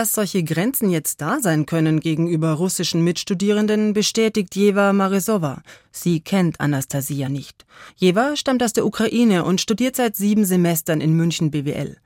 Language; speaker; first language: German; native; German